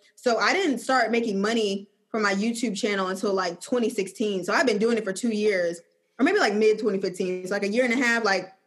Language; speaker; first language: English; native; English